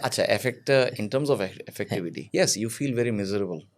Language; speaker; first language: English; non-native, local second language; Bangla